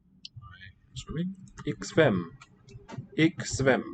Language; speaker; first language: Dutch; non-native, learner; English